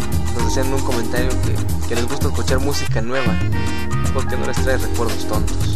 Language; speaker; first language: Spanish; native; Spanish